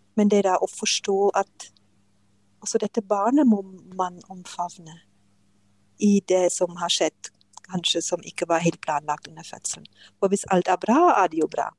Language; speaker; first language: Norwegian; non-native, fluent; German